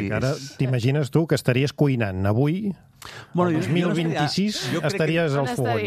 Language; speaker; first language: Catalan; native; Catalan